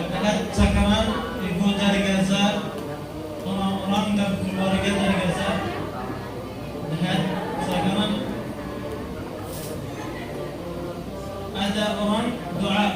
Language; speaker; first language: Indonesian; non-native, learner; Arabic